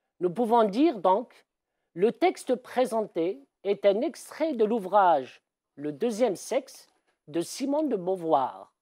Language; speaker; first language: French; non-native, local second language; Arabic